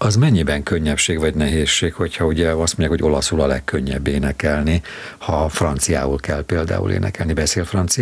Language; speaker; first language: Hungarian; native; Hungarian